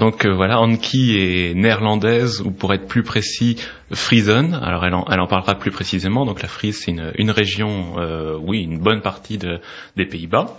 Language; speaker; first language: French; native; French